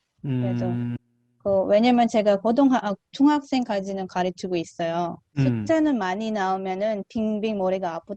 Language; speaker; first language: Korean; non-native, learner; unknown